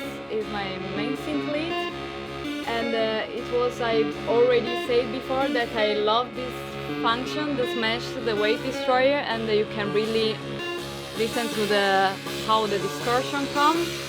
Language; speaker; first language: English; non-native, fluent; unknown